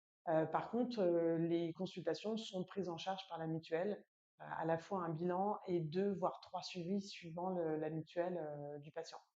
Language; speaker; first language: French; native; French